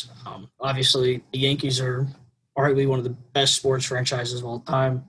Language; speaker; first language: English; native; English